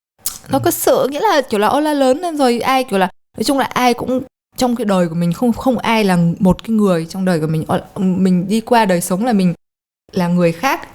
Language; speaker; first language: Vietnamese; early bilingual, heritage; Polish